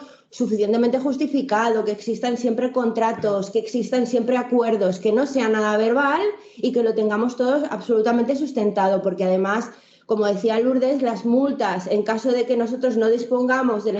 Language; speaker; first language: Spanish; native; Spanish